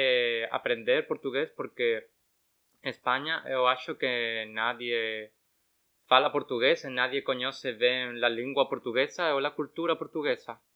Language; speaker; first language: Portuguese; non-native, learner; Spanish